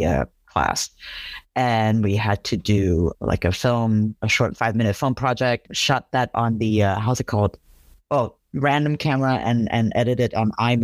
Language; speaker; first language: English; non-native, local second language; Cantonese